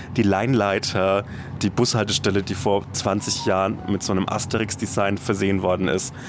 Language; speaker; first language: German; native; German